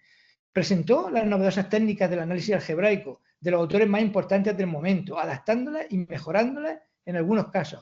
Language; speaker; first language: Spanish; native; Spanish